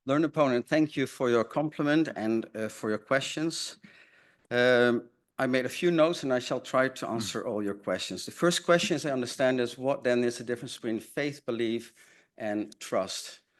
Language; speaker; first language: English; non-native, fluent; Dutch